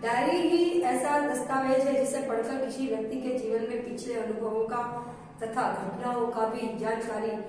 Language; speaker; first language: Hindi; non-native, local second language; Gujarati